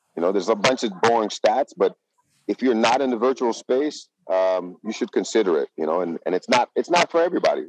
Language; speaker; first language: English; non-native, fluent; Dutch